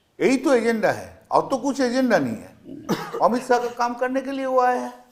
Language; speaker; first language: Hindi; non-native, local second language; Bangla